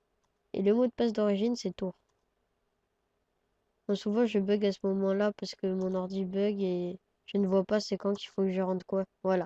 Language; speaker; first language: French; native; French